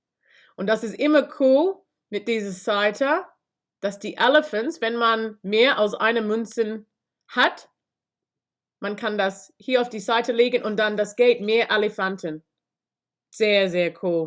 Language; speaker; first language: German; non-native, learner; English